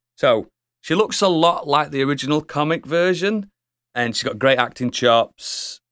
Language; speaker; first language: English; native; English